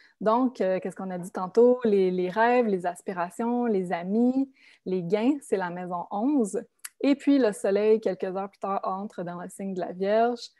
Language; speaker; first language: French; native; French